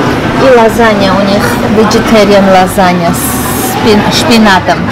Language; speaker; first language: Russian; non-native, fluent; Armenian